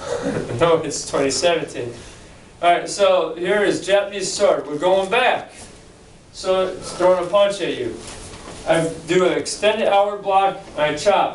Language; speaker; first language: English; native; English